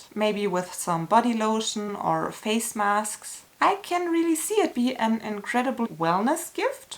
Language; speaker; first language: English; non-native, fluent; German